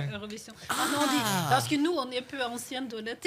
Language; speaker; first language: French; non-native, fluent; Norwegian